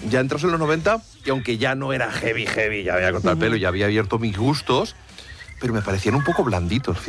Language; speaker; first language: Spanish; native; Spanish